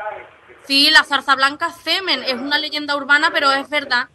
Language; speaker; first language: Spanish; native; Spanish